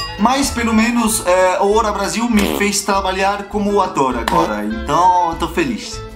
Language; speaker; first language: Portuguese; non-native, fluent; French